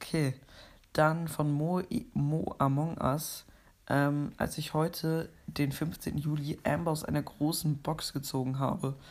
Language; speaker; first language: German; native; German